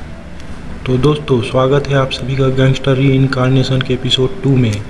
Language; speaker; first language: Hindi; native; Hindi